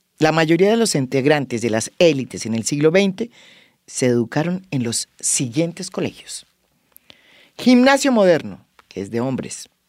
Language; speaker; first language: Spanish; native; Spanish